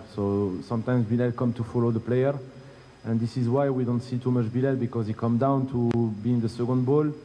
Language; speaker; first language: English; non-native, learner; Arabic